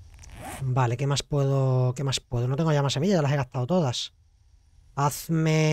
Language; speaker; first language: Spanish; native; Spanish